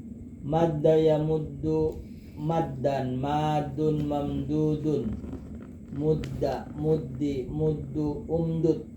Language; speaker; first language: Arabic; non-native, fluent; Indonesian